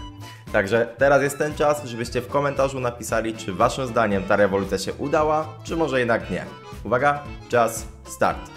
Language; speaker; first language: Polish; native; Polish